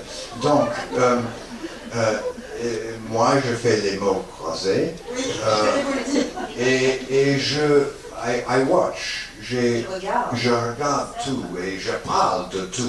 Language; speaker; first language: French; non-native, learner; English